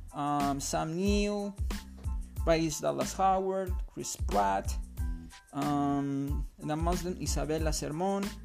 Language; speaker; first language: English; non-native, fluent; Spanish